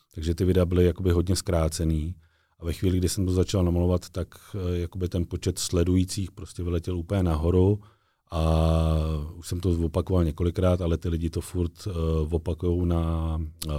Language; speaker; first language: Czech; native; Czech